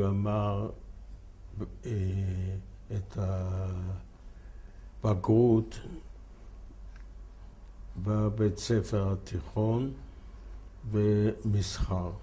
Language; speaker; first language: Hebrew; non-native, fluent; German